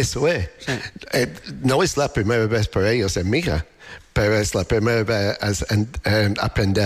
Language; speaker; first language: Spanish; non-native, fluent; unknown